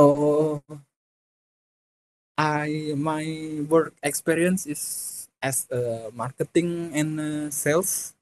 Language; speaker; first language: English; non-native, fluent; Indonesian